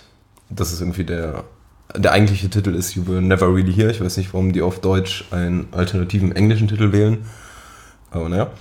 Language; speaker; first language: German; native; German